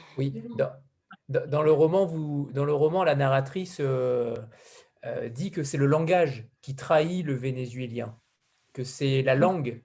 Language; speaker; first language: French; native; French